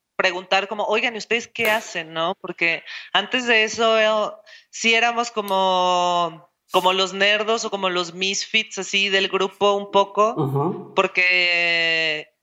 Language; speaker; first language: Spanish; native; Spanish